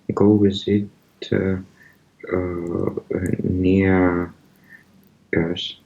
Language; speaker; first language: English; non-native, learner; Russian